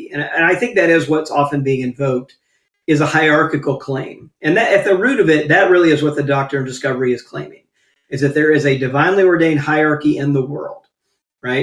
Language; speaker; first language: English; native; English